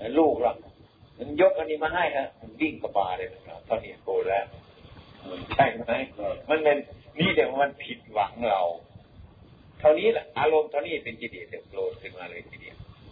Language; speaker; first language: Thai; non-native, local second language; Lao